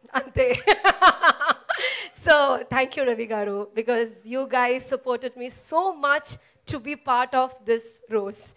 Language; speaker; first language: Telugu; non-native, learner; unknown